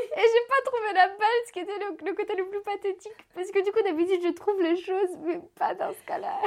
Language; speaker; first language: French; non-native, fluent; Romanian